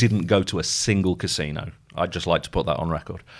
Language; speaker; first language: English; native; English